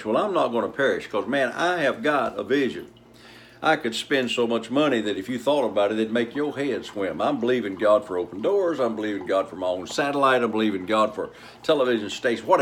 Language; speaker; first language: English; native; English